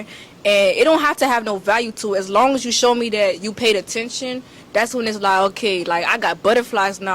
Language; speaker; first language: English; native; English